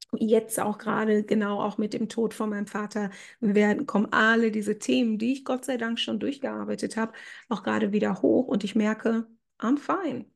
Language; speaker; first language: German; native; German